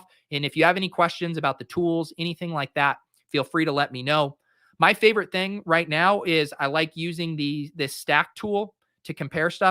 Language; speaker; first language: English; native; English